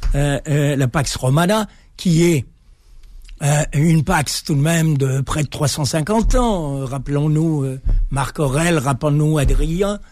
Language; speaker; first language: French; native; French